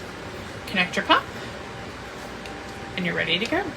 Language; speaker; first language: English; native; English